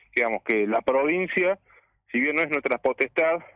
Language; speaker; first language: Spanish; native; Spanish